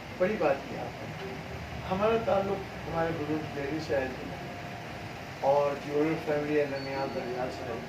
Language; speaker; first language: Urdu; native; Urdu